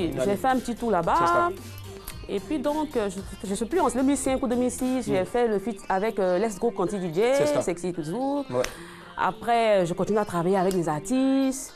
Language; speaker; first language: French; native; French